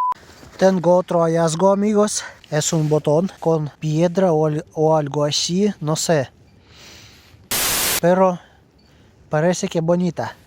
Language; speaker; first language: Spanish; non-native, learner; Russian